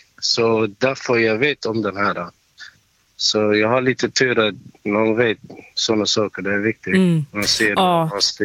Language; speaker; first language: Swedish; non-native, learner; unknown